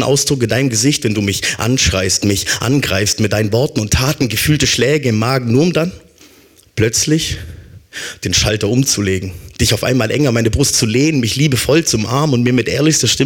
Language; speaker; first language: German; native; German